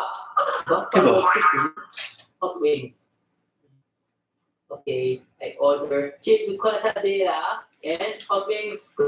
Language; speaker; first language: English; non-native, learner; Filipino